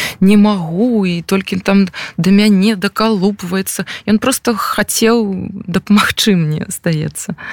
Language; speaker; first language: Belarusian; non-native, local second language; Russian